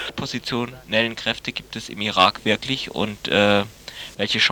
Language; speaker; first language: German; native; German